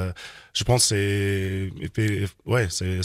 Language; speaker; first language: French; non-native, learner; English